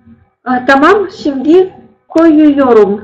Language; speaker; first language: Turkish; non-native, learner; Russian